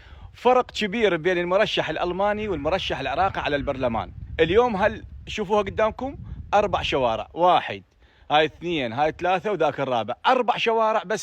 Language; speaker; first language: Arabic; native; Arabic